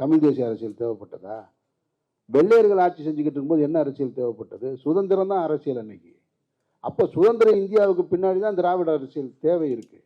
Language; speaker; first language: Tamil; native; Tamil